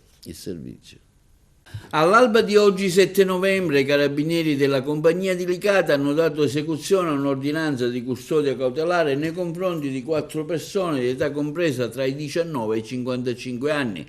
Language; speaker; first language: Italian; native; Italian